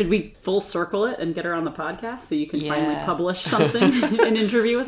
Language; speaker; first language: English; native; English